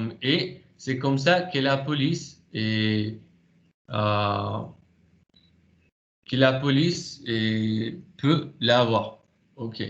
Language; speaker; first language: French; non-native, fluent; Spanish